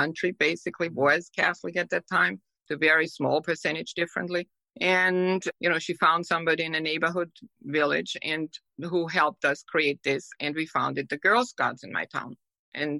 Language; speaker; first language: English; non-native, fluent; German